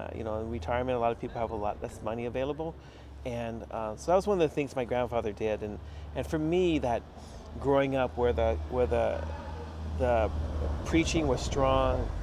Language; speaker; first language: English; native; English